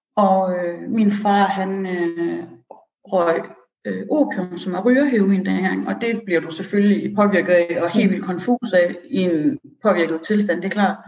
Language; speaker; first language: Danish; early bilingual, other home language; Persian